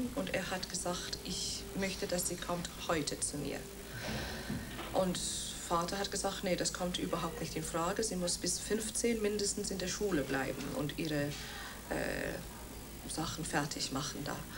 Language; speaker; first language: German; non-native, fluent; Welsh